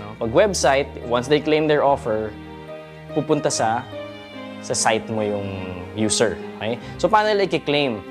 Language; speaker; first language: Filipino; native; Filipino